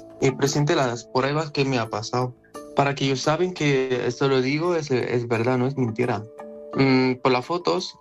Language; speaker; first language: Spanish; non-native, learner; Arabic